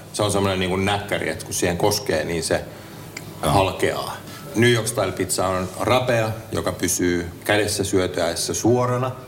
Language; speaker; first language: Finnish; native; Finnish